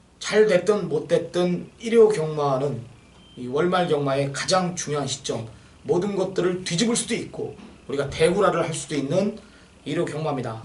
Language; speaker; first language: Korean; native; Korean